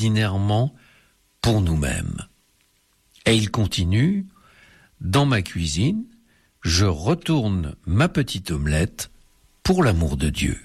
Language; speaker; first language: French; native; French